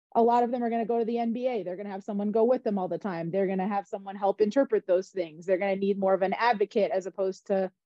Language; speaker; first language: English; native; English